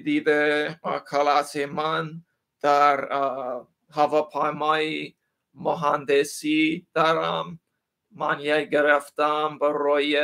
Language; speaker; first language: Persian; non-native, learner; English